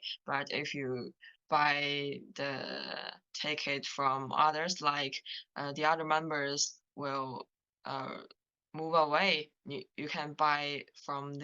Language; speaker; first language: English; non-native, learner; Chinese